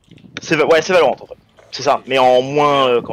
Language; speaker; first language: French; native; French